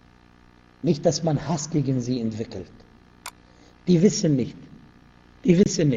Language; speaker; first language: German; non-native, fluent; Arabic